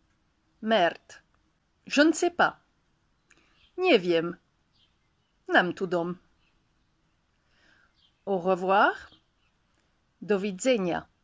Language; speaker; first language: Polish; non-native, learner; Hungarian